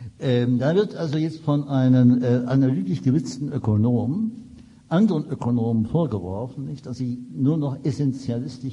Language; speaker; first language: German; native; German